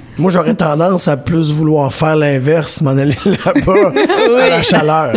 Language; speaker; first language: French; native; French